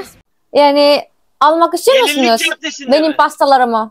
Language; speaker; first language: Turkish; non-native, learner; Indonesian